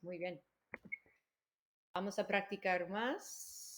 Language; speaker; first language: Spanish; non-native, fluent; English